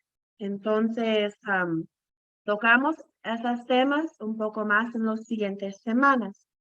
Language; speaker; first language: Spanish; non-native, fluent; English